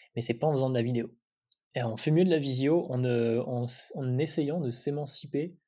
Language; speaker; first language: French; native; French